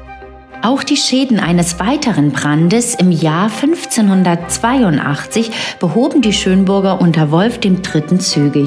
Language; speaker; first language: German; native; German